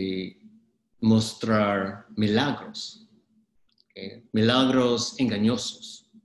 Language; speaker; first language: Spanish; non-native, fluent; English